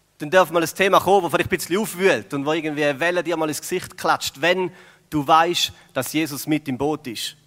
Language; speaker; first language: German; native; German